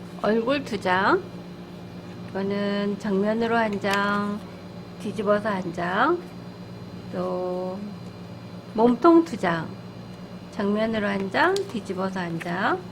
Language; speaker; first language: Korean; native; Korean